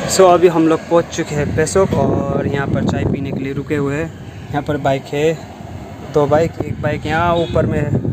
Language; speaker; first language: Hindi; non-native, local second language; Nepali